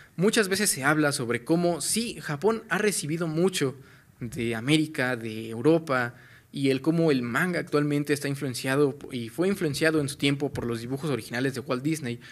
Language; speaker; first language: Spanish; native; Spanish